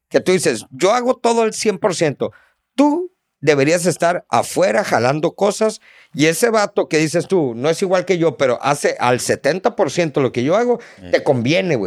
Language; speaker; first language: Spanish; early bilingual, heritage; Spanish